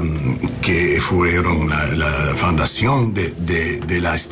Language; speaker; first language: Spanish; non-native, learner; English